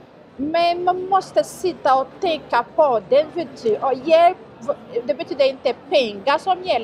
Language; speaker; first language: Swedish; non-native, learner; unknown